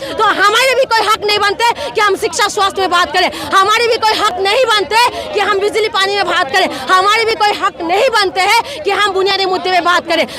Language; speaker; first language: Hindi; non-native, local second language; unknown